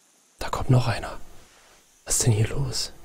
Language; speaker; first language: German; native; German